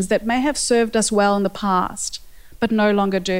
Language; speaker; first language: English; native; English